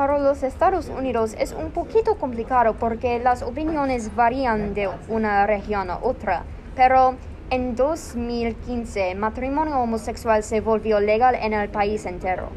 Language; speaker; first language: Spanish; non-native, learner; English